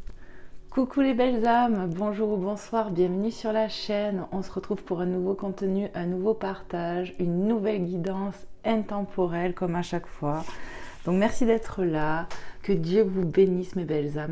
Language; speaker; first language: French; native; French